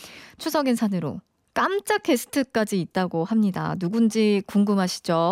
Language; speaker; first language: Korean; native; Korean